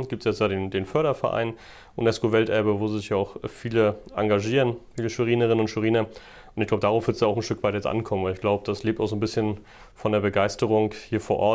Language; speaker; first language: German; native; German